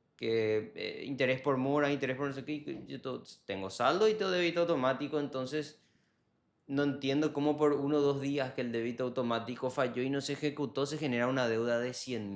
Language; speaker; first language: Spanish; native; Spanish